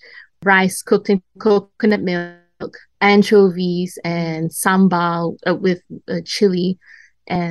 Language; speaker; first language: English; non-native, local second language; Malay